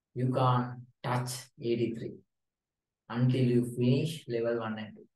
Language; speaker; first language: English; non-native, local second language; Sinhala